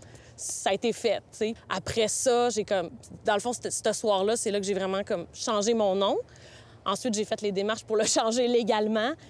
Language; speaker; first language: French; native; French